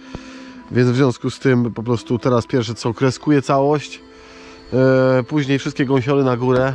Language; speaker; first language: Polish; native; Polish